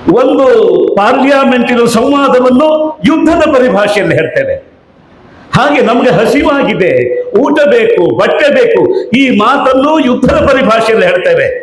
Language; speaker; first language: Kannada; native; Kannada